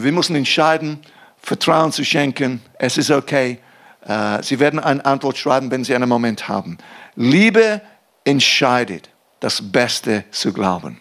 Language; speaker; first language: German; non-native, fluent; English